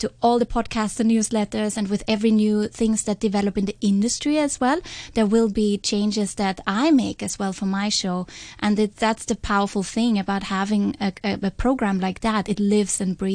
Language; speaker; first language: English; non-native, fluent; German